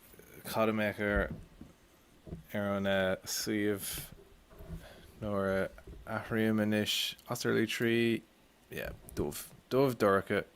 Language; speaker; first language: Irish; non-native, local second language; English